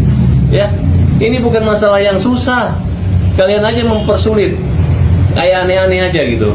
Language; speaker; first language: Indonesian; native; Indonesian